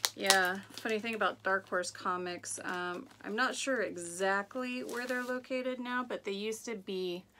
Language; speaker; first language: English; native; English